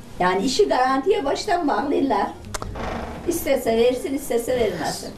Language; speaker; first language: Turkish; native; Turkish